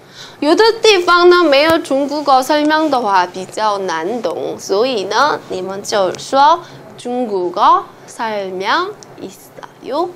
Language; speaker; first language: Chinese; non-native, fluent; Korean